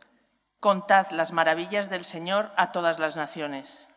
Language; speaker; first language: Spanish; native; Spanish